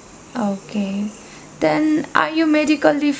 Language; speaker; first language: English; non-native, learner; Nepali